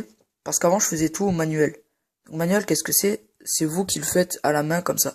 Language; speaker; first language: French; native; French